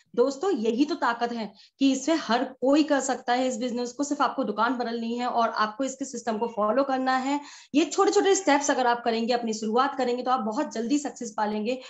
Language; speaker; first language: Hindi; native; Hindi